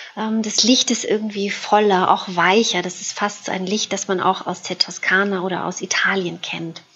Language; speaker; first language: German; native; German